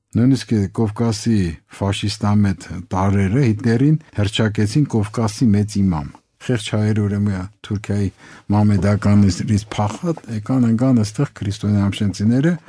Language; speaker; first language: Armenian; native; Armenian